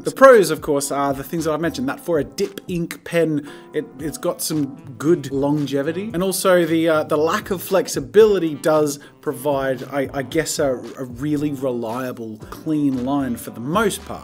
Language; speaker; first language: English; native; English